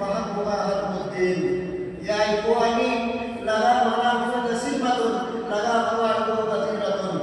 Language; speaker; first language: Arabic; non-native, learner; Bangla